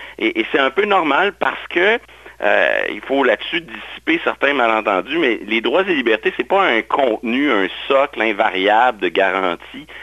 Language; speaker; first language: French; native; French